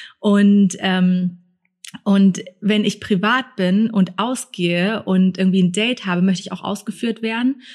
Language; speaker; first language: German; early bilingual, other home language; Thai